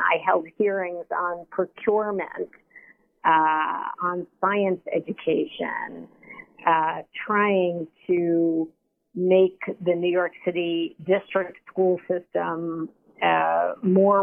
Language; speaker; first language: English; native; English